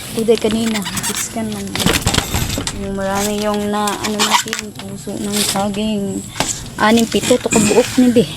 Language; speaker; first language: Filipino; non-native, local second language; Cebuano